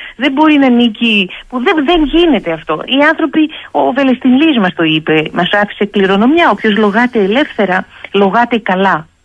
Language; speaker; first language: Greek; native; Greek